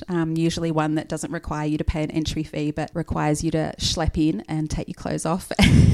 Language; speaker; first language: English; native; English